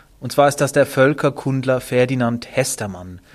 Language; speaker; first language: German; native; German